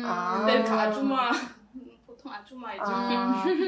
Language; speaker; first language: Korean; non-native, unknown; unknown